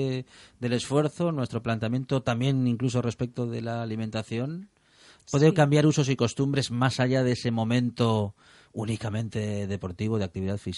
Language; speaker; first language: Spanish; native; Spanish